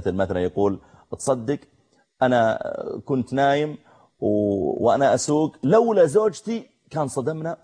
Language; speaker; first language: Arabic; native; Arabic